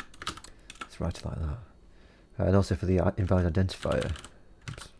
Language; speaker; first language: English; native; English